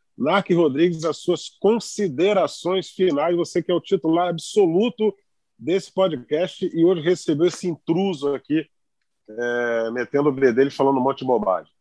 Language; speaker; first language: Portuguese; native; Portuguese